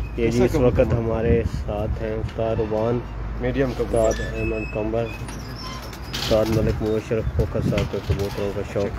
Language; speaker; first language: Hindi; non-native, local second language; Punjabi